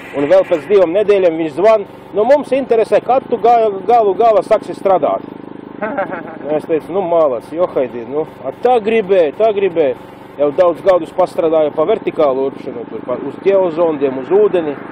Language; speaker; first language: Latvian; non-native, local second language; Russian